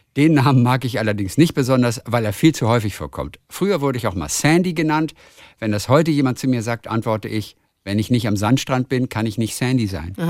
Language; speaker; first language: German; native; German